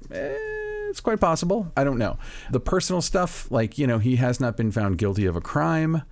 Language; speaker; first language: English; native; English